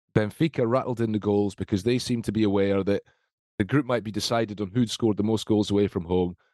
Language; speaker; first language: English; native; English